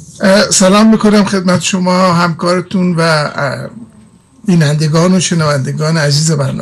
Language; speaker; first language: Persian; native; Persian